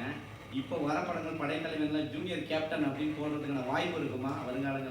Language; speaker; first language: Tamil; native; Tamil